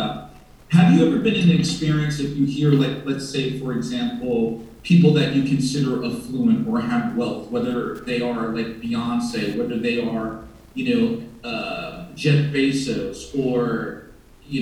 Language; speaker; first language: English; native; English